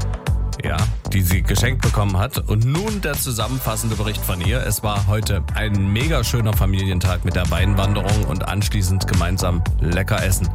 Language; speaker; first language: German; native; German